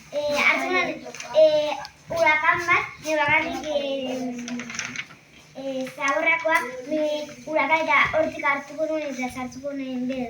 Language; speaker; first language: Basque; non-native, local second language; Spanish